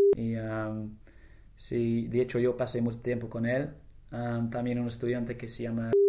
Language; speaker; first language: Spanish; non-native, fluent; English